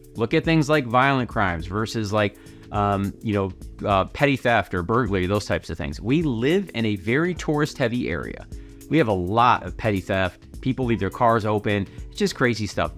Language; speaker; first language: English; native; English